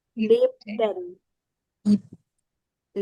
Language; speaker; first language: German; non-native, fluent; Filipino